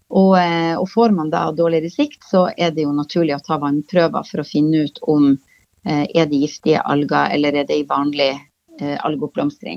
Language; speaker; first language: Norwegian; native; Norwegian